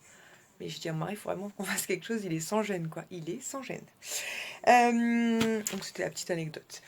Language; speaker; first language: French; native; French